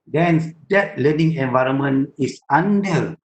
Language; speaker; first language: English; non-native, local second language; Malay